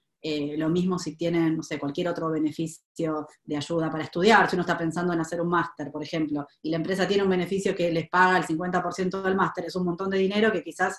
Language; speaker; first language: Spanish; native; Spanish